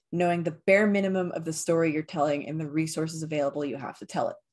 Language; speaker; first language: English; native; English